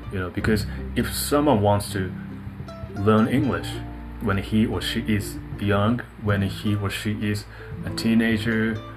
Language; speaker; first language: English; non-native, fluent; Japanese